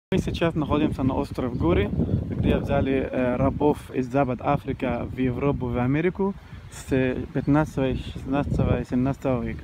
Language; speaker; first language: Russian; non-native, learner; Arabic